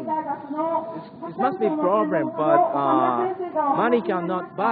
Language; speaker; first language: English; non-native, learner; Japanese